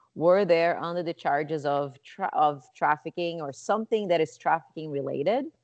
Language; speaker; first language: English; non-native, fluent; Portuguese